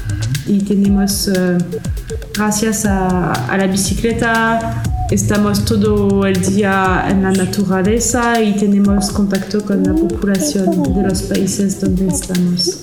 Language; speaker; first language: Spanish; non-native, learner; French